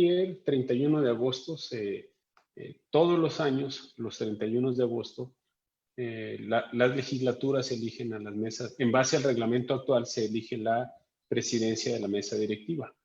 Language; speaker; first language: Spanish; native; Spanish